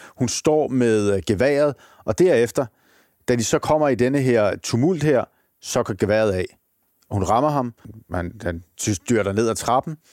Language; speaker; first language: Danish; native; Danish